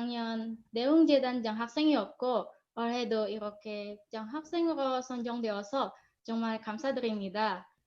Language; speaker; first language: Korean; non-native, learner; Indonesian